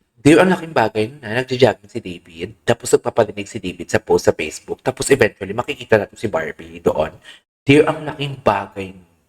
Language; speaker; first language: Filipino; native; Filipino